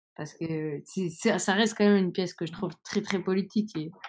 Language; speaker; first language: French; native; French